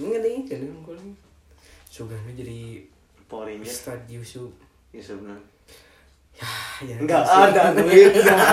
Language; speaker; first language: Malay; non-native, local second language; Sundanese